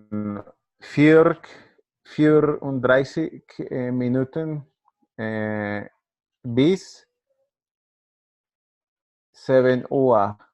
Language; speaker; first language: German; non-native, learner; Spanish